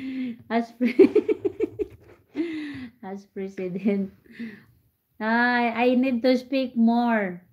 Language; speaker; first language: English; non-native, local second language; Cebuano